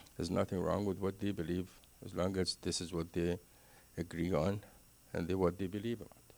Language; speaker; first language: English; non-native, fluent; Arabic